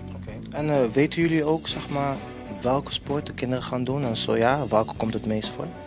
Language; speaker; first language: Dutch; native; Dutch